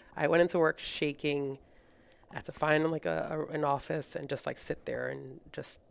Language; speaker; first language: English; early bilingual, other home language; Spanish